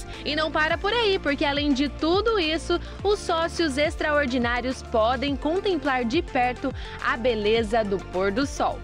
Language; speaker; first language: Portuguese; native; Portuguese